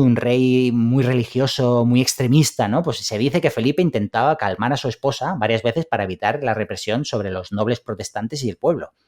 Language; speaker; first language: Spanish; native; Spanish